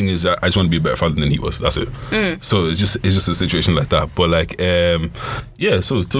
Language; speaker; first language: English; non-native, local second language; Yoruba